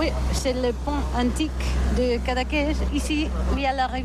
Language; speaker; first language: French; non-native, learner; Catalan